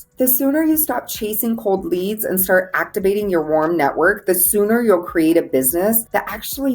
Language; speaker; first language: English; native; English